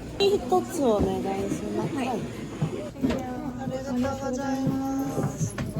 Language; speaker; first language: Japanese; non-native, learner; Korean